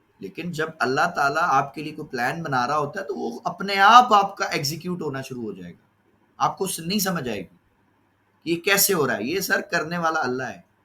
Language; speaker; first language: Urdu; non-native, local second language; Punjabi